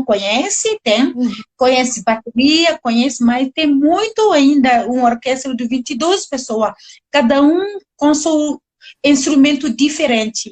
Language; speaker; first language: Portuguese; non-native, learner; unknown